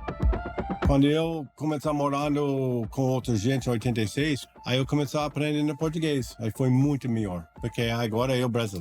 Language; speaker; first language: Portuguese; non-native, learner; English